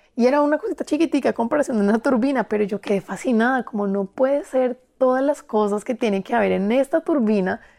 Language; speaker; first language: Spanish; native; Spanish